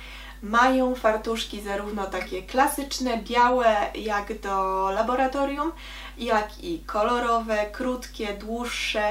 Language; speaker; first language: Polish; native; Polish